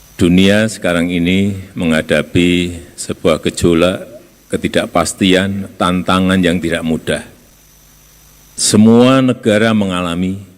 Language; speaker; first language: Indonesian; non-native, local second language; Javanese